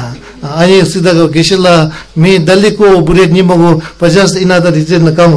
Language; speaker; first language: Russian; non-native, learner; Tibetan